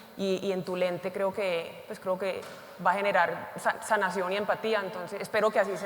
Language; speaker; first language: Spanish; native; Spanish